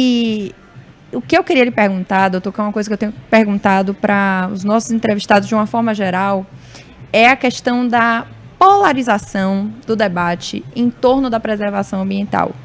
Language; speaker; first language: Portuguese; native; Portuguese